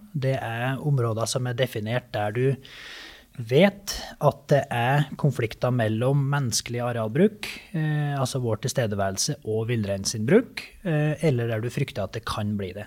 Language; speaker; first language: Norwegian; native; Norwegian